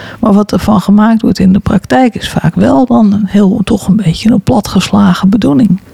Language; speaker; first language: Dutch; native; Dutch